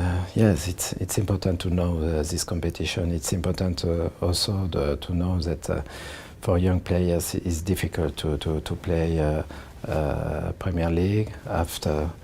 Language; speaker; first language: English; non-native, learner; French